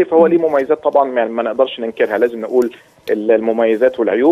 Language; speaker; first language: Arabic; native; Arabic